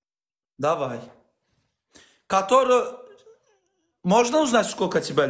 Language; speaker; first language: Russian; non-native, learner; Azerbaijani